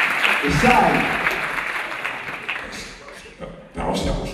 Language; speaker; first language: Italian; native; Italian